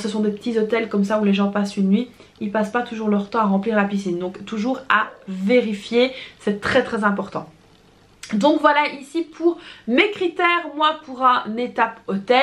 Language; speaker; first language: French; native; French